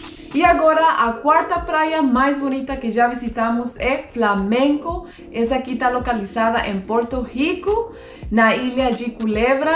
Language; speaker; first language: Portuguese; non-native, fluent; Spanish